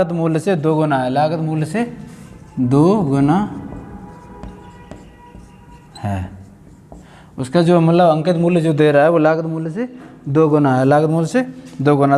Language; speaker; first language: Hindi; native; Hindi